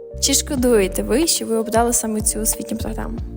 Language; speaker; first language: Ukrainian; native; Ukrainian